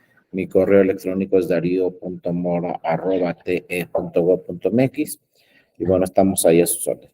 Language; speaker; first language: Spanish; native; Spanish